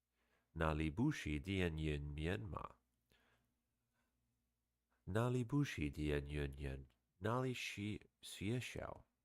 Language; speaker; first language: Chinese; non-native, learner; English